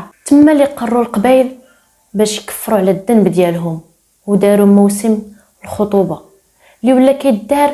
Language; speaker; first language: Arabic; native; Arabic